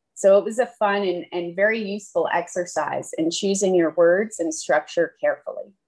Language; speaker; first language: English; native; English